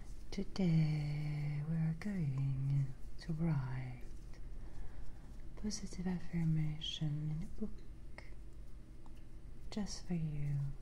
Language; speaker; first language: English; non-native, fluent; French